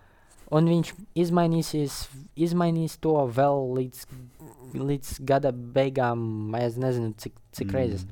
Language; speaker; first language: Latvian; non-native, local second language; Russian